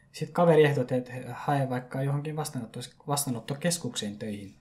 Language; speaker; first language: Finnish; early bilingual, other home language; Persian